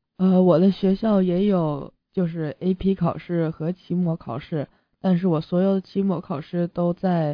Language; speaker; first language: Chinese; early bilingual, heritage; English